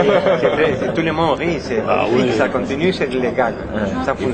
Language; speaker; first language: French; non-native, fluent; Spanish